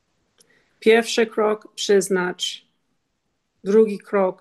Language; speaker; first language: Polish; non-native, learner; English